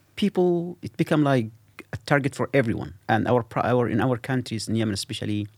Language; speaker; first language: English; non-native, fluent; Arabic